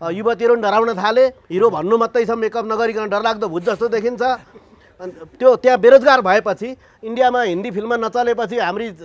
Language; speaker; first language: Nepali; native; Nepali